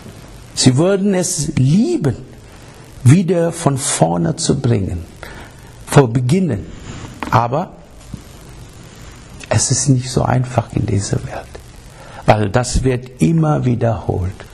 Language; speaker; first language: German; non-native, learner; English